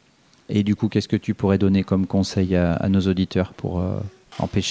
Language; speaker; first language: French; native; French